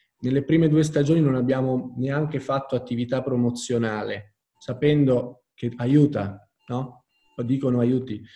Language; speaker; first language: Italian; native; Italian